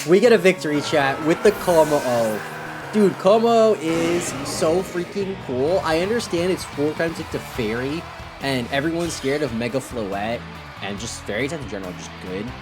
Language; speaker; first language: English; native; English